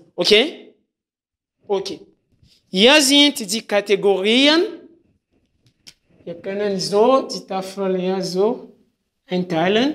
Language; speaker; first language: German; non-native, fluent; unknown